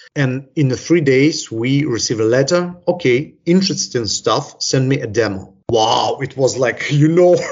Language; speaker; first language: English; non-native, fluent; Ukrainian